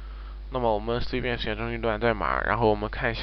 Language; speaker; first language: Chinese; native; Chinese